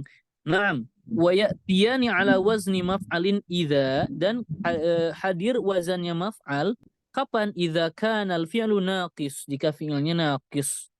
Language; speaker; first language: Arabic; non-native, fluent; Indonesian